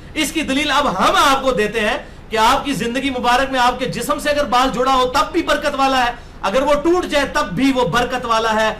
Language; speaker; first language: Urdu; non-native, local second language; Punjabi